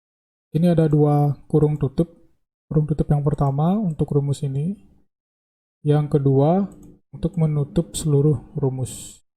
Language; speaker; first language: Indonesian; native; Indonesian